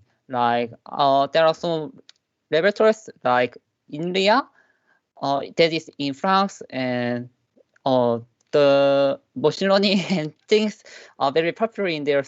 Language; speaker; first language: English; non-native, learner; Korean